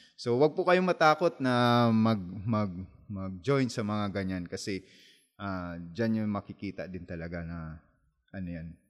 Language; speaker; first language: Filipino; non-native, local second language; Masbatenyo